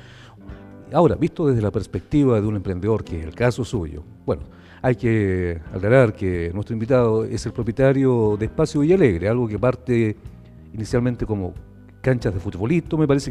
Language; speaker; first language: Spanish; native; Spanish